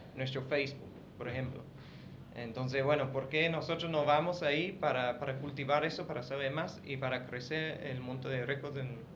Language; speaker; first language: Spanish; non-native, fluent; English